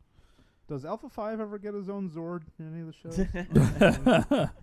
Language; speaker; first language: English; native; English